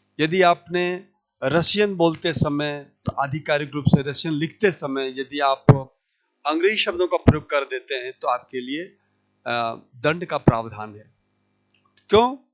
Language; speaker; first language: Hindi; native; Hindi